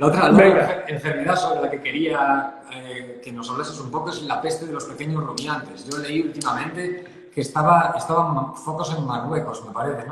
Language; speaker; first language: Spanish; native; Spanish